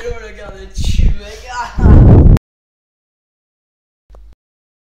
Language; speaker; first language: French; native; French